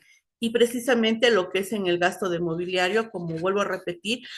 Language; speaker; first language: Spanish; native; Spanish